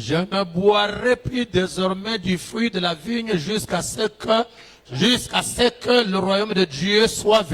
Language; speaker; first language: French; non-native, local second language; Lingala